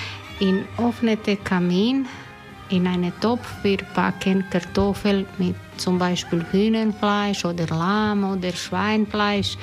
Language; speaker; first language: German; non-native, learner; Croatian